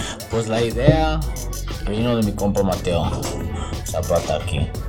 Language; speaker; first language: Spanish; early bilingual, heritage; Spanish